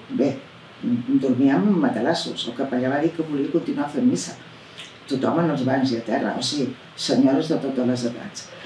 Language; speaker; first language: Catalan; native; Catalan